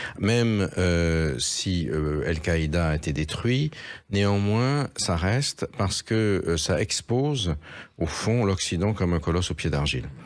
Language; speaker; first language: French; native; French